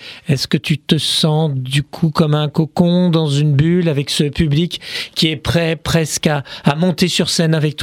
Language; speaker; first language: French; native; French